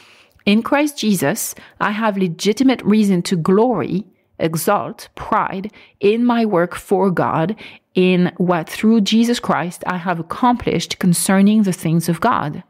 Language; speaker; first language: English; non-native, fluent; French